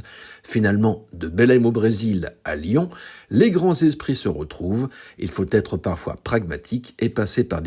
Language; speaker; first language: French; native; French